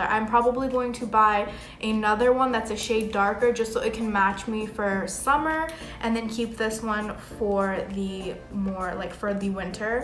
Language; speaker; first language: English; native; English